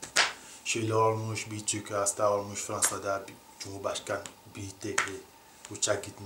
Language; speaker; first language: Turkish; non-native, learner; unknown